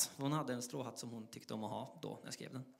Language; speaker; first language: Swedish; native; Swedish